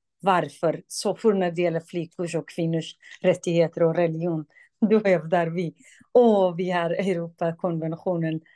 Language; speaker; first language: Swedish; non-native, fluent; Kurdish